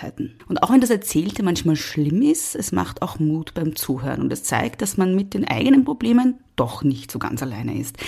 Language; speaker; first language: German; native; German